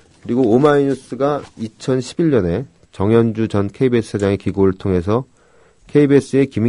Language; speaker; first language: Korean; native; Korean